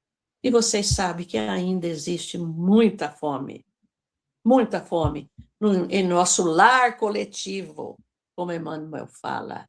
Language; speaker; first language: Portuguese; native; Portuguese